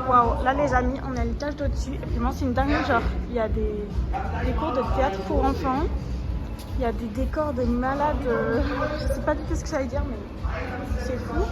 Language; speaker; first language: French; native; French